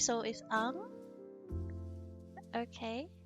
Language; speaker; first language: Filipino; non-native, learner; English